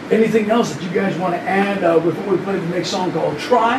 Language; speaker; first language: English; early bilingual, other home language; Spanish